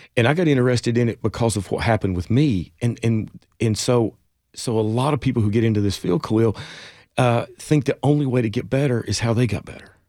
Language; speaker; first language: English; native; English